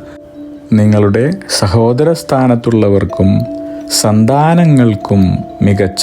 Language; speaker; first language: Malayalam; native; Malayalam